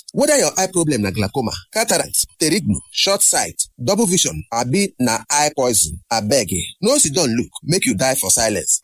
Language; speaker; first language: Nigerian Pidgin; native; Nigerian Pidgin